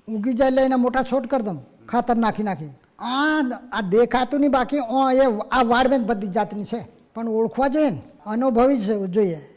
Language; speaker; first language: Gujarati; non-native, local second language; Rathawi